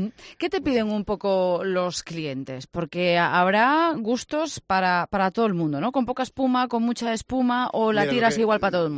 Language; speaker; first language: Spanish; native; Spanish